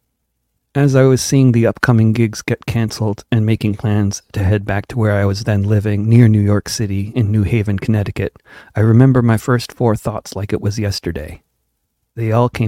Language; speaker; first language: English; native; English